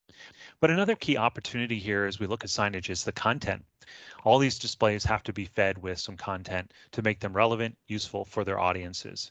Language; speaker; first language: English; native; English